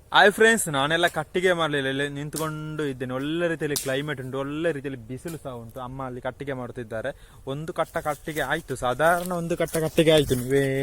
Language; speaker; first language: Kannada; native; Kannada